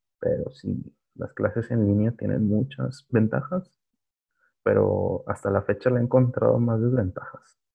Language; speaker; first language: Spanish; native; Spanish